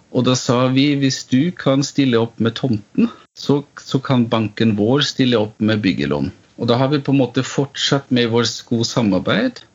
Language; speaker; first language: Norwegian; non-native, fluent; German